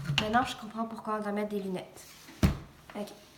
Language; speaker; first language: French; non-native, local second language; English